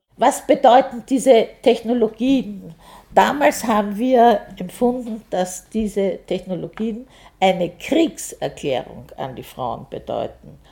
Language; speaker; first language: German; native; German